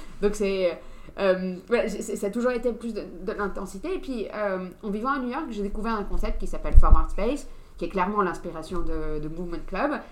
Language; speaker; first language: French; non-native, fluent; English